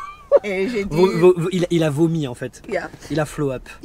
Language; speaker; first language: French; native; French